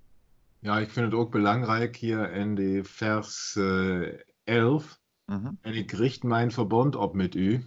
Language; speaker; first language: Dutch; non-native, learner; German